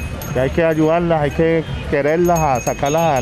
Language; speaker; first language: Spanish; native; Spanish